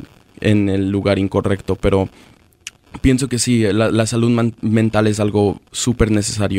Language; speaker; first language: Spanish; early bilingual, other home language; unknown